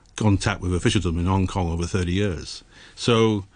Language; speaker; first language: English; native; English